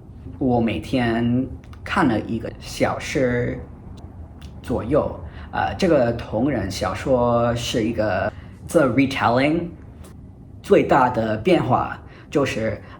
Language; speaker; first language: Chinese; non-native, fluent; English